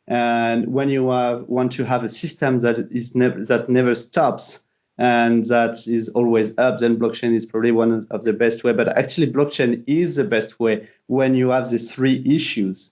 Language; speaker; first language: English; non-native, fluent; French